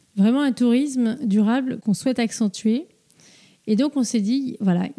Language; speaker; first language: French; native; French